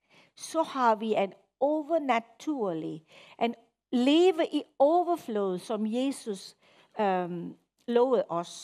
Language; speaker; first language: Danish; non-native, fluent; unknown